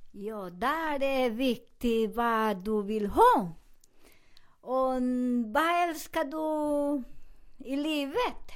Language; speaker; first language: Swedish; non-native, fluent; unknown